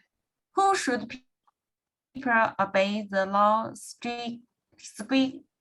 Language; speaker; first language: English; non-native, learner; Chinese